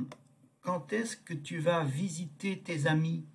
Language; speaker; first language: French; non-native, fluent; Tibetan